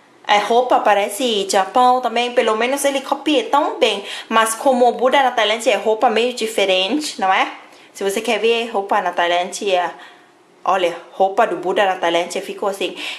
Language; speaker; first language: Portuguese; non-native, fluent; Thai